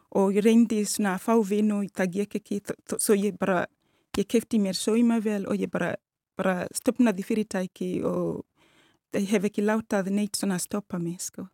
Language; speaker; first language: Icelandic; non-native, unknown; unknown